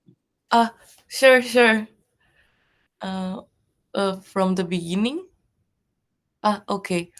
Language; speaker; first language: English; non-native, fluent; Japanese